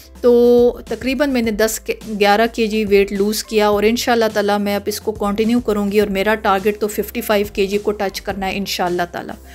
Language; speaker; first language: Urdu; native; Urdu